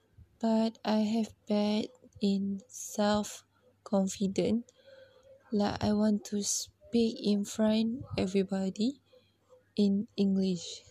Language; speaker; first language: English; non-native, learner; Malay